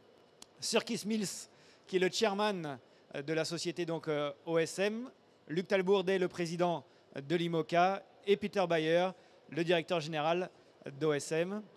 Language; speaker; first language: French; native; French